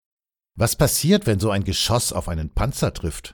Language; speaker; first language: German; native; German